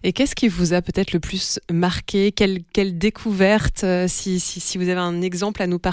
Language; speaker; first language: French; native; French